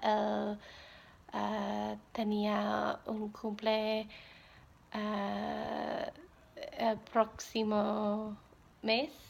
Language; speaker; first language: Spanish; non-native, learner; English